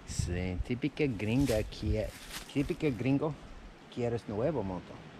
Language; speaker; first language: Spanish; non-native, learner; English